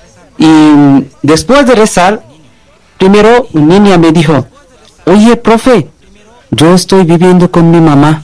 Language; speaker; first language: Spanish; non-native, learner; Bangla